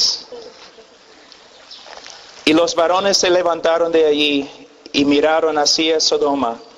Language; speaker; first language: Spanish; non-native, fluent; English